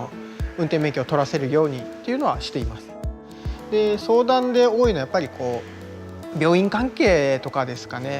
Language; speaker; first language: Japanese; native; Japanese